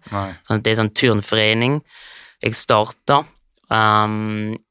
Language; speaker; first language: Norwegian; early bilingual, heritage; Norwegian